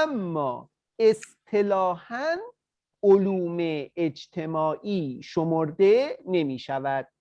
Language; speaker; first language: Persian; native; Persian